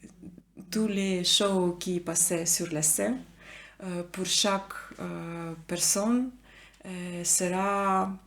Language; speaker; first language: French; non-native, learner; Ukrainian